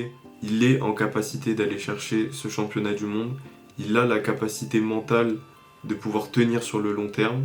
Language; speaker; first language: French; native; French